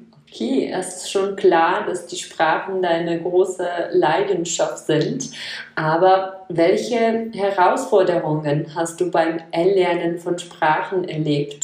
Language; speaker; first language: German; non-native, fluent; Czech